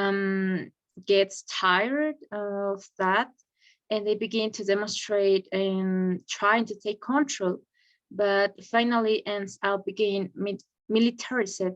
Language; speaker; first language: English; non-native, learner; Spanish